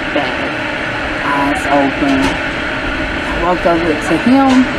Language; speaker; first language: English; native; English